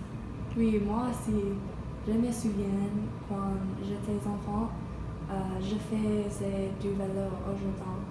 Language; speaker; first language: French; non-native, learner; English